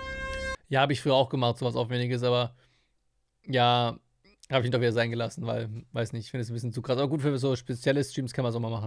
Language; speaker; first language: German; native; German